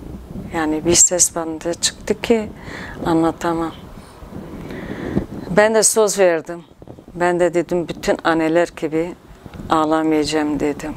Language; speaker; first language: Turkish; non-native, local second language; Kurdish